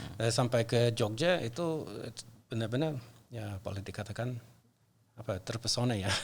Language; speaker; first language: Indonesian; non-native, fluent; English